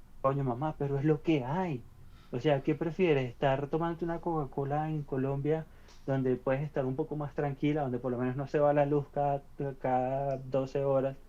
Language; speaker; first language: Spanish; native; Spanish